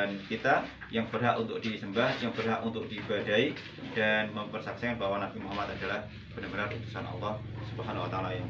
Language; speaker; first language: Indonesian; native; Indonesian